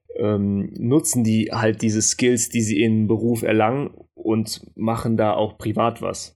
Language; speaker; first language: German; native; German